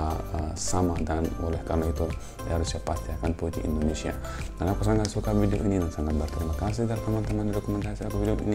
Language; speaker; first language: Indonesian; non-native, fluent; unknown